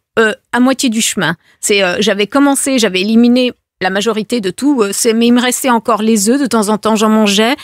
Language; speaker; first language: French; native; French